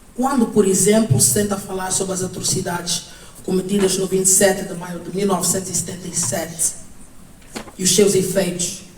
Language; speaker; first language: Portuguese; native; Portuguese